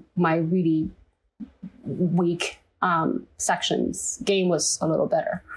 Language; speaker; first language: English; non-native, fluent; Chinese